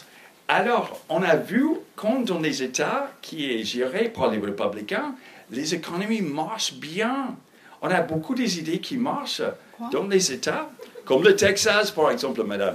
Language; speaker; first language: French; non-native, fluent; English